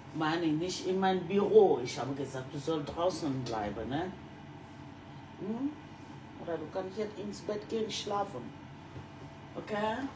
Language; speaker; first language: German; non-native, learner; French